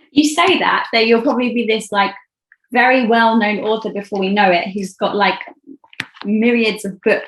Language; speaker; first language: English; native; English